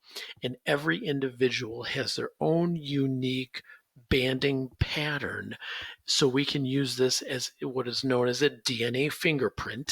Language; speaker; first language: English; native; English